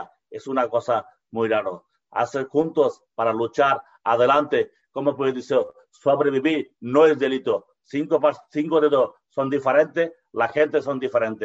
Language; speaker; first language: Spanish; non-native, learner; Bangla